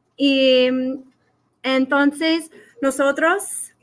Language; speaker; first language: Spanish; non-native, fluent; English